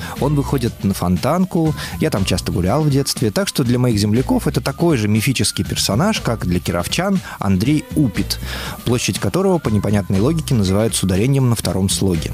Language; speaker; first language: Russian; native; Russian